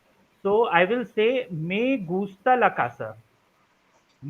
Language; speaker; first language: Spanish; non-native, fluent; Hindi